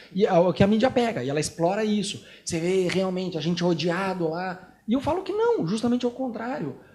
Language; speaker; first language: Portuguese; native; Portuguese